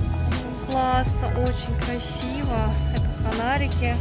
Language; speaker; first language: Russian; early bilingual, heritage; Russian